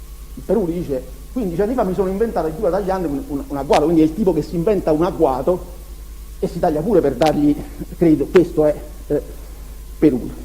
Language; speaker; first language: Italian; native; Italian